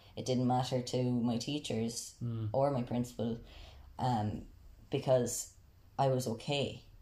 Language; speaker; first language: English; native; English